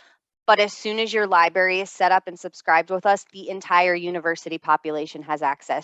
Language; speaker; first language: English; native; English